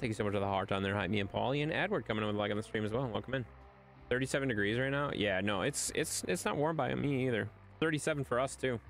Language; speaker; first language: English; native; English